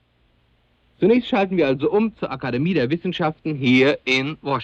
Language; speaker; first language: German; native; German